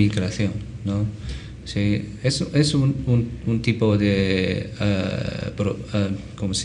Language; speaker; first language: Spanish; non-native, learner; Chinese